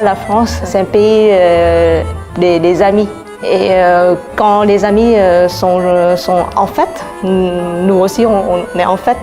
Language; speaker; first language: French; non-native, fluent; Vietnamese